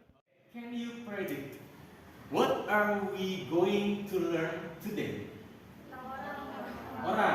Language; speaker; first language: English; non-native, learner; Indonesian